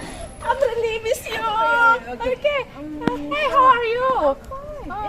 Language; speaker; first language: English; non-native, learner; Indonesian